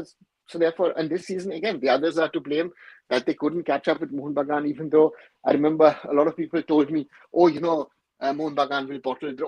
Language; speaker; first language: English; non-native, local second language; Bangla